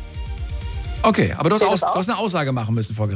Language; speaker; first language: German; native; German